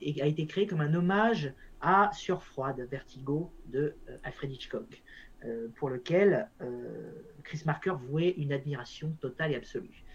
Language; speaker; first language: French; native; French